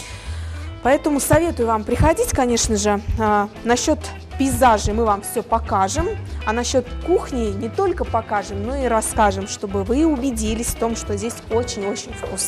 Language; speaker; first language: Russian; native; Russian